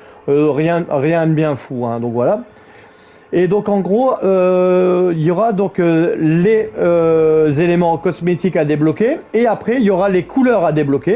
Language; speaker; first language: French; native; French